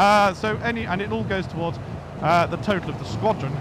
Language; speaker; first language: English; native; English